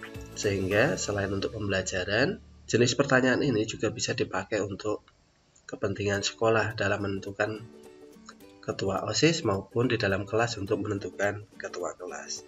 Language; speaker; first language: Indonesian; native; Indonesian